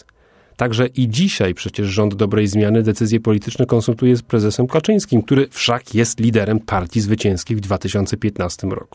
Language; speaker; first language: Polish; native; Polish